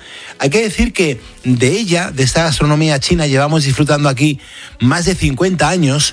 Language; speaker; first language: Spanish; native; Spanish